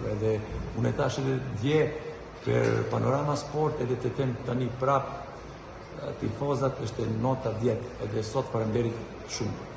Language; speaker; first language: Albanian; non-native, learner; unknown